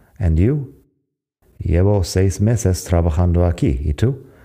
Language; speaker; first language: Spanish; non-native, fluent; English